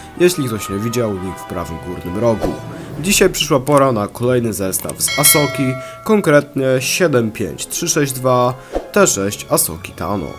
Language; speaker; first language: Polish; native; Polish